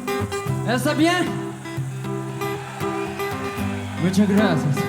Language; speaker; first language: Spanish; non-native, learner; Japanese